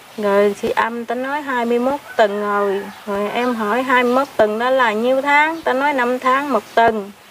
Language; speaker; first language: Vietnamese; non-native, local second language; Khmer